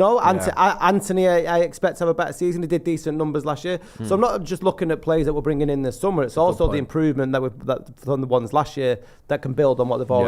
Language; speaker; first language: English; native; English